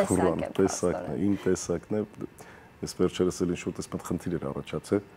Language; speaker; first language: Armenian; early bilingual, heritage; Armenian